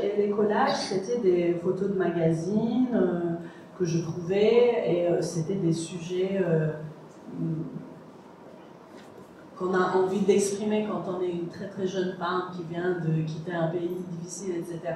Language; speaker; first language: French; non-native, fluent; Persian